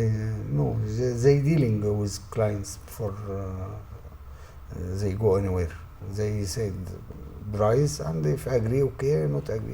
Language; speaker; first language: English; non-native, learner; Arabic